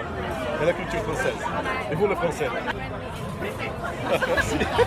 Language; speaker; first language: French; non-native, fluent; Portuguese